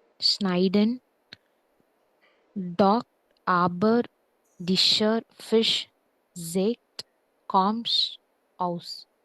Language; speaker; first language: German; non-native, learner; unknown